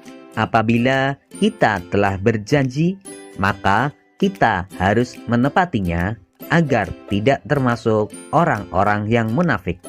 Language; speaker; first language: Indonesian; native; Indonesian